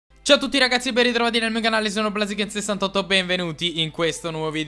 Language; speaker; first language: Italian; native; Italian